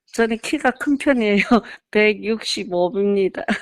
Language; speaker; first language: Korean; early bilingual, heritage; Korean